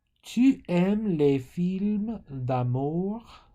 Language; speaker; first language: French; non-native, fluent; English